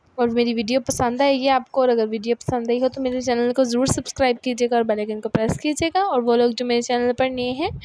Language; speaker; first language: Hindi; native; Hindi